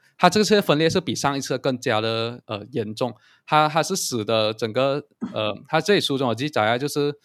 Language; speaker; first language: Chinese; native; Chinese